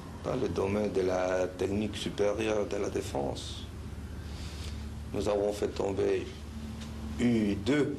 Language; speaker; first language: French; non-native, local second language; Spanish